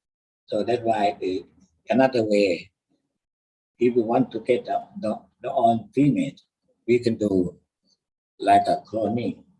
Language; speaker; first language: English; non-native, learner; Thai